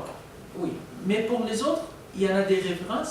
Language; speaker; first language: French; non-native, learner; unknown